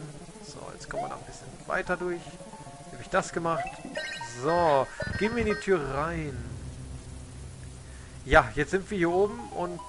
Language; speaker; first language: German; native; German